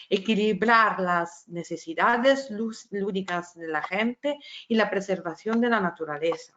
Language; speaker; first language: Spanish; non-native, fluent; Italian